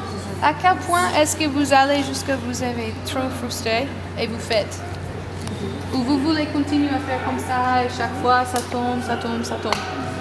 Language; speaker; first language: French; non-native, learner; English